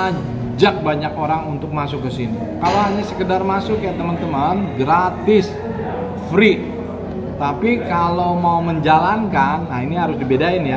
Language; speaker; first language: Indonesian; native; Indonesian